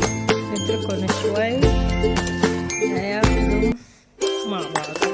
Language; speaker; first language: Arabic; native; Arabic